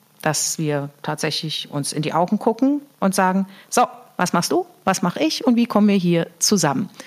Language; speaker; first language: German; native; German